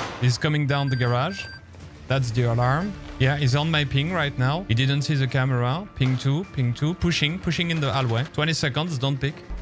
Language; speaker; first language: English; non-native, fluent; French